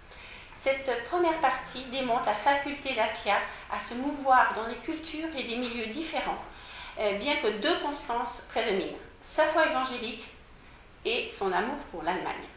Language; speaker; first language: French; native; French